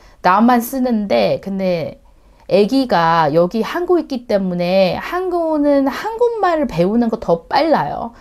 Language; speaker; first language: Korean; non-native, learner; Chinese